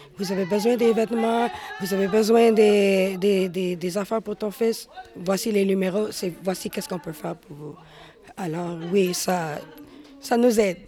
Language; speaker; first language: French; native; French